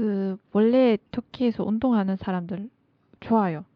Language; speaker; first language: Korean; non-native, learner; Turkish